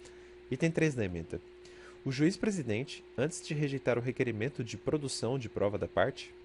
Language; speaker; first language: Portuguese; native; Portuguese